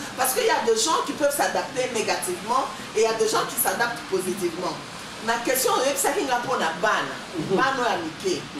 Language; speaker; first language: French; non-native, local second language; Lingala